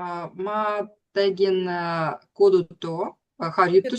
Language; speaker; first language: Estonian; non-native, learner; Russian